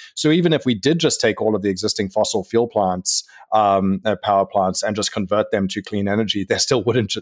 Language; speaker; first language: English; native; English